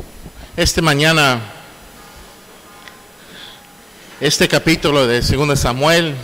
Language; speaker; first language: Spanish; non-native, fluent; English